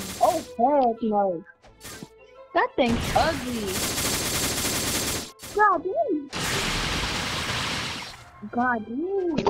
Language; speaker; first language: English; native; English